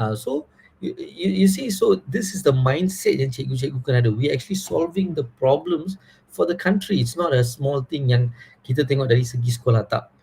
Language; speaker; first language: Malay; non-native, local second language; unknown